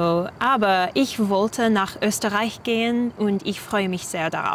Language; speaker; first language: German; non-native, learner; English